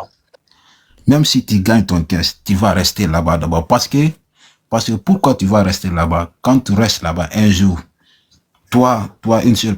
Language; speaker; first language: French; non-native, local second language; Susu